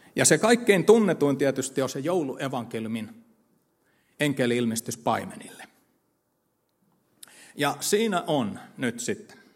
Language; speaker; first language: Finnish; native; Finnish